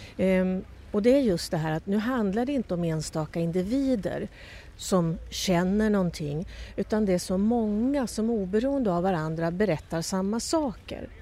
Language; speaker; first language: Swedish; native; Swedish